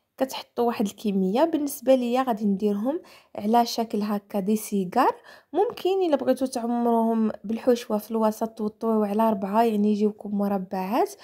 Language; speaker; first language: Arabic; native; Arabic